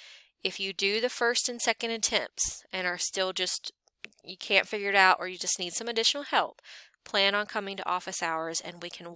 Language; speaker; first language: English; native; English